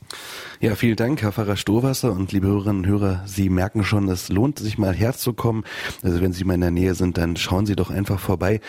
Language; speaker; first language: German; native; German